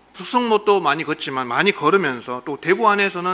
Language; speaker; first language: Korean; native; Korean